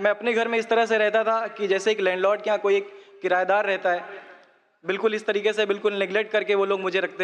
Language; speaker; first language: Hindi; native; Hindi